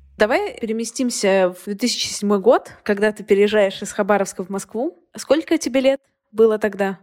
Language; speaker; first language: Russian; native; Russian